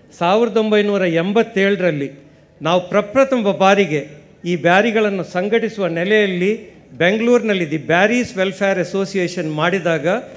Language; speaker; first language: Kannada; non-native, local second language; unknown